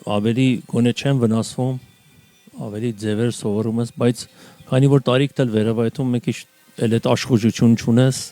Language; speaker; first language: Armenian; native; Armenian